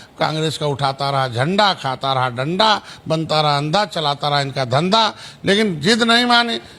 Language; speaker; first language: Hindi; native; Hindi